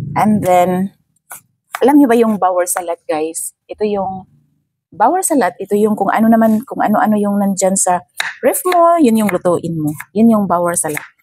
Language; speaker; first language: Filipino; non-native, local second language; Cebuano